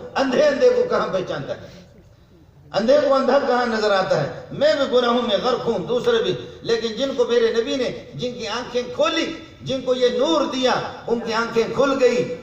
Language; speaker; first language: Urdu; non-native, local second language; Brahui